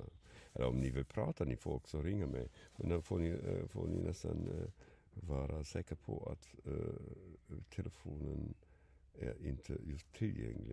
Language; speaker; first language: Swedish; non-native, fluent; German